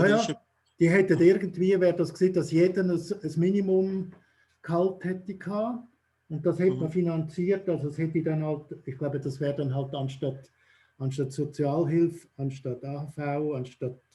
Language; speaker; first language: German; native; German